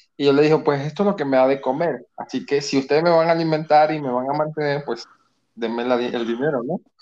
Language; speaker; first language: Spanish; native; Spanish